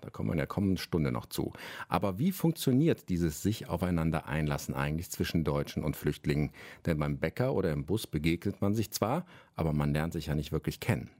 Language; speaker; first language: German; native; German